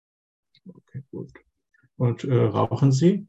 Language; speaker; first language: German; non-native, learner; Turkish